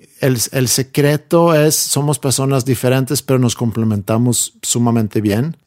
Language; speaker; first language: Spanish; non-native, fluent; Swedish